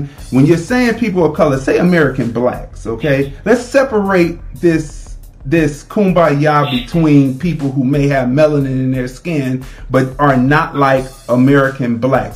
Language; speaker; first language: English; native; English